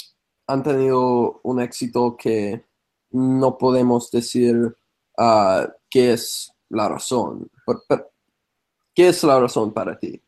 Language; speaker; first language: Spanish; non-native, fluent; English